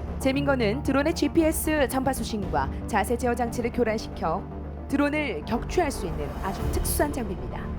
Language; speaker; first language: Korean; native; Korean